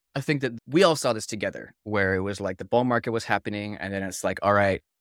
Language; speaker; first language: English; native; English